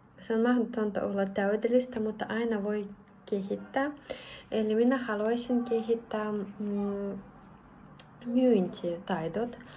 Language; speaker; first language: Finnish; non-native, fluent; Russian